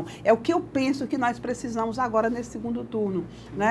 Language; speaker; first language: Portuguese; native; Portuguese